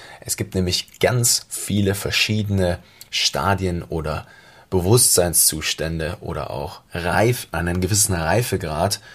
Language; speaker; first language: German; native; German